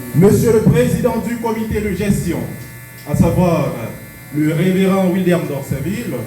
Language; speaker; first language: French; non-native, local second language; Haitian Creole